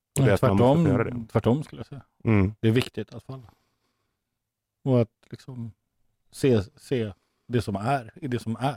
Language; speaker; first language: Swedish; native; Swedish